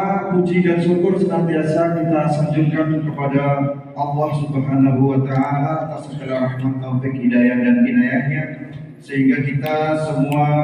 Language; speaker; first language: Indonesian; native; Indonesian